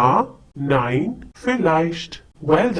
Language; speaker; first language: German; non-native, fluent; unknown